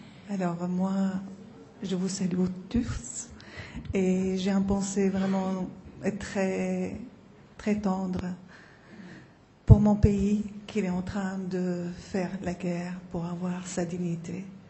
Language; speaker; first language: French; non-native, fluent; Arabic